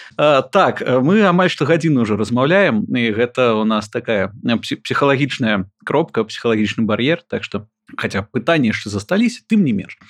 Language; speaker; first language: Belarusian; non-native, local second language; Russian